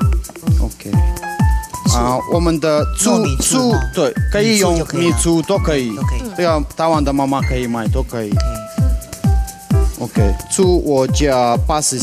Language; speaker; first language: Chinese; non-native, fluent; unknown